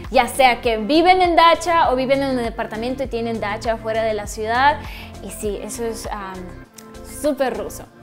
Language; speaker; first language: Spanish; non-native, fluent; Russian